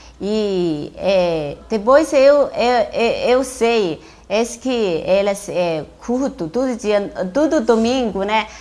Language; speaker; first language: Portuguese; non-native, learner; Chinese